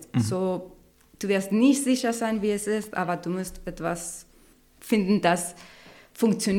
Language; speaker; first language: German; non-native, learner; Spanish